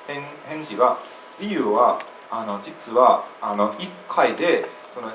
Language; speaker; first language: Japanese; non-native, fluent; English